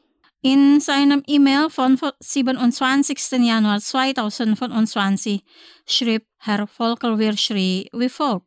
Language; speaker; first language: German; non-native, fluent; Indonesian